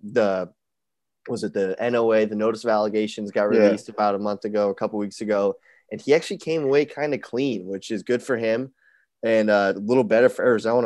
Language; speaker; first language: English; native; English